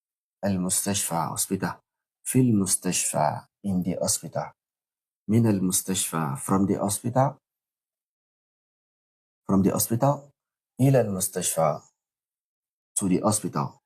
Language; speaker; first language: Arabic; non-native, fluent; Yoruba